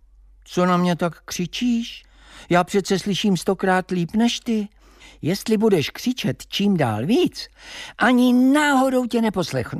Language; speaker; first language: Czech; native; Czech